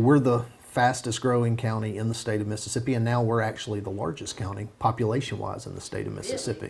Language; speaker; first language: English; native; English